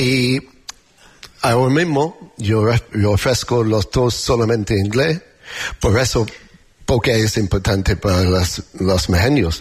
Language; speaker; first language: Spanish; non-native, learner; English